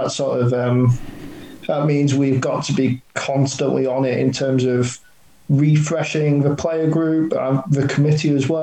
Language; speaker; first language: English; native; English